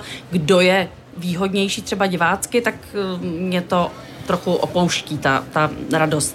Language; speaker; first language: Czech; native; Czech